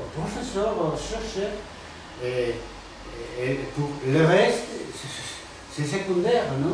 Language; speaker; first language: French; non-native, fluent; Spanish